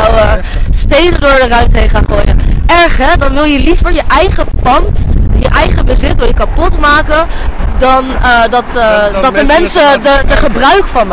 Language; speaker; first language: Dutch; native; Dutch